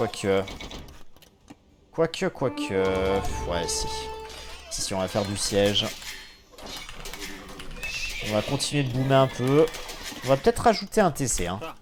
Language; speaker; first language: French; native; French